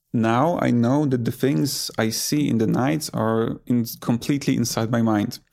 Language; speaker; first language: English; non-native, fluent; Polish